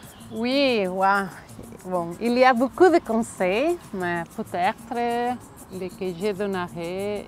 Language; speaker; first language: French; non-native, fluent; Catalan